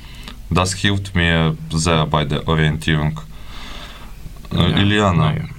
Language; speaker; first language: German; non-native, fluent; Ukrainian